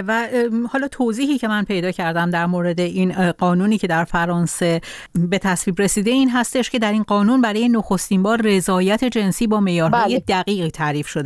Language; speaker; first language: Persian; native; Persian